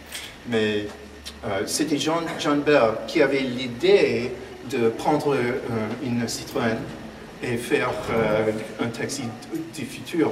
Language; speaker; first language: French; non-native, fluent; English